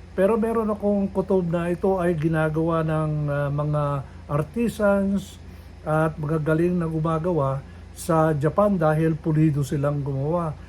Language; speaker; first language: Filipino; non-native, local second language; Iloko